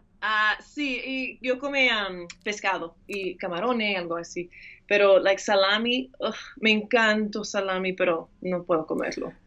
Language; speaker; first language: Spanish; early bilingual, heritage; English